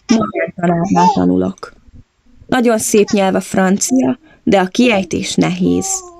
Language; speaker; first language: Hungarian; non-native, learner; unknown